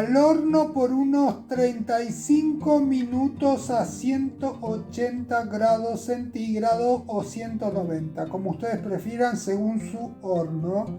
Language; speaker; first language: Spanish; native; Spanish